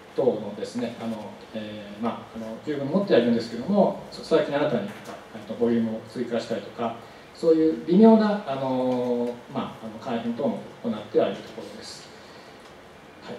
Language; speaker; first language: Japanese; native; Japanese